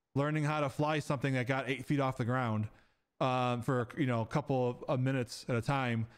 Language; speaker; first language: English; native; English